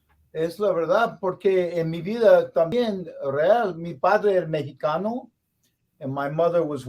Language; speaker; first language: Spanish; non-native, learner; English